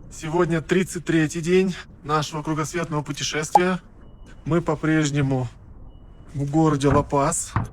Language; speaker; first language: Russian; native; Russian